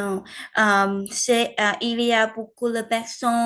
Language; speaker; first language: French; non-native, learner; Vietnamese